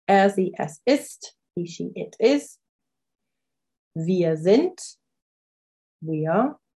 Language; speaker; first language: German; non-native, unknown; English